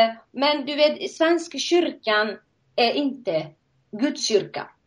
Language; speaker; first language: Swedish; non-native, fluent; Somali